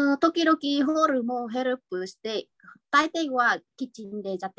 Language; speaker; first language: Japanese; non-native, fluent; Vietnamese